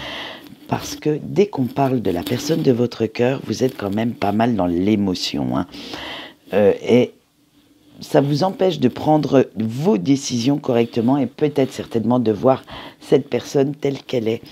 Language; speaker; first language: French; native; French